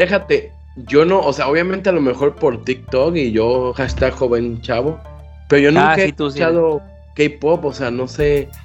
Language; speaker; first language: Spanish; native; Spanish